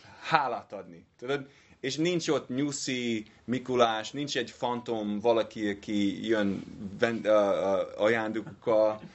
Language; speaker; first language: Hungarian; non-native, fluent; English